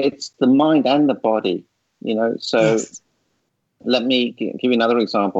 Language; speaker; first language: English; native; English